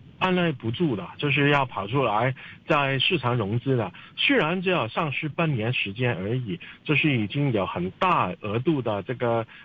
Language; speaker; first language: Chinese; non-native, local second language; Cantonese